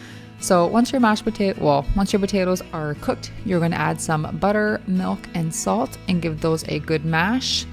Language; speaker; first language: English; native; English